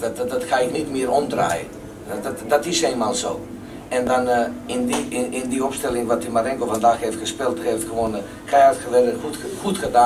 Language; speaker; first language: Dutch; non-native, fluent; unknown